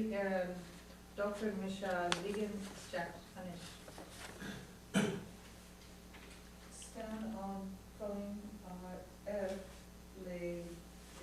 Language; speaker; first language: Irish; non-native, learner; English